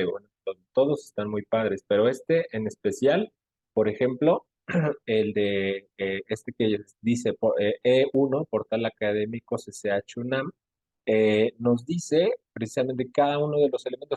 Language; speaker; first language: Spanish; native; Spanish